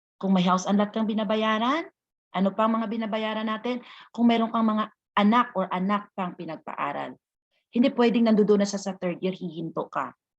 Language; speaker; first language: Filipino; non-native, local second language; Hiligaynon